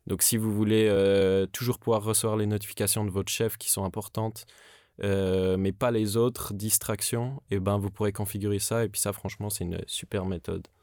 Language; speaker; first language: French; native; French